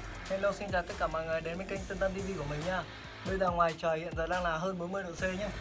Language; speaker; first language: Vietnamese; native; Vietnamese